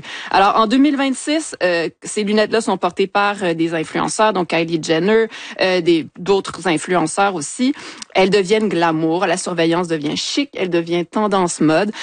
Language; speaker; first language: French; native; French